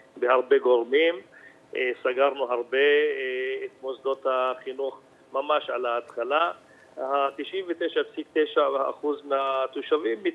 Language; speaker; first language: Hebrew; non-native, local second language; Arabic